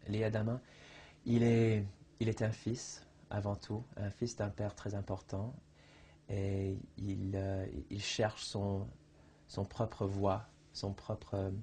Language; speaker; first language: French; non-native, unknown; English